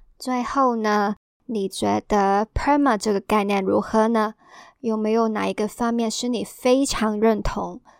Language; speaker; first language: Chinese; non-native, local second language; Cantonese